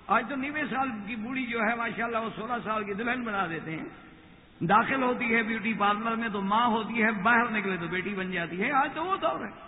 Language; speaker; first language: Urdu; native; Urdu